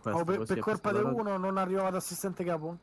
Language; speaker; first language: Italian; native; Italian